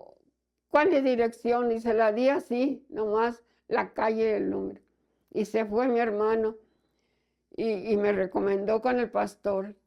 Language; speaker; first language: Spanish; native; Spanish